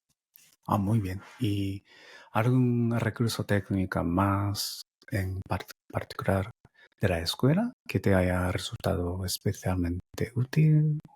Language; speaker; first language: Spanish; non-native, fluent; Japanese